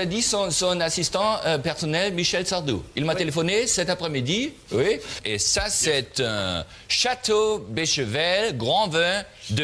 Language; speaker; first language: French; non-native, learner; German